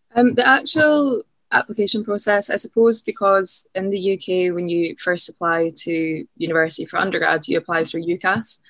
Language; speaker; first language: English; native; English